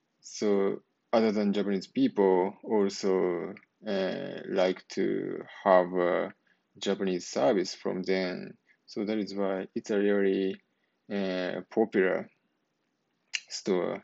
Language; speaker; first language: English; non-native, learner; Japanese